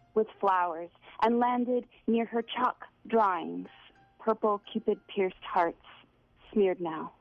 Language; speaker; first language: English; native; English